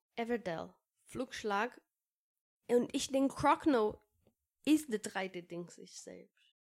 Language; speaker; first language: German; non-native, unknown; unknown